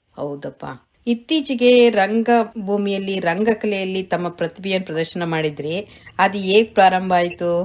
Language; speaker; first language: Kannada; native; Kannada